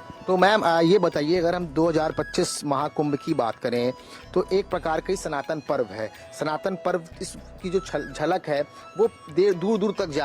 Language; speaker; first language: Hindi; native; Hindi